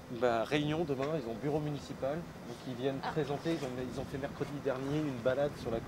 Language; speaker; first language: French; native; French